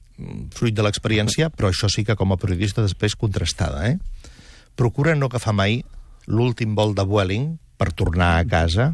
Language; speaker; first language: Catalan; native; Catalan